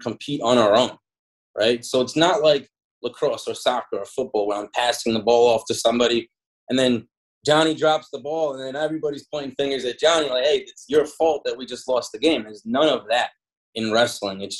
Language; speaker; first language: English; native; English